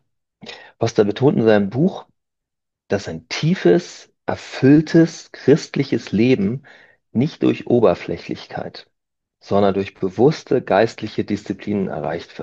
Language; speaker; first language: German; native; German